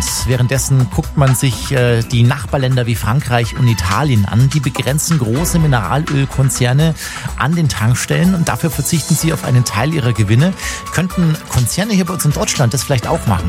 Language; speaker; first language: German; native; German